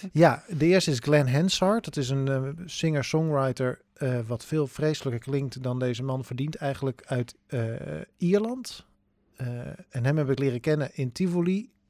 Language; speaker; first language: Dutch; native; Dutch